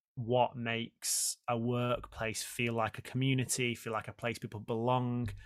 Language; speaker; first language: English; native; English